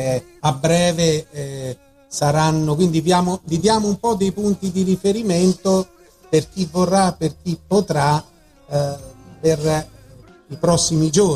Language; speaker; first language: Italian; native; Italian